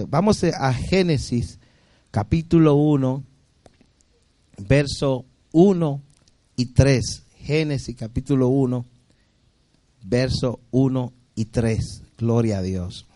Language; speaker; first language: Spanish; native; Spanish